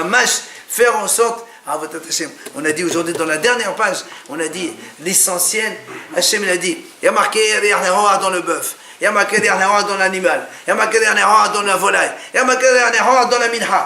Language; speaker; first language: French; native; French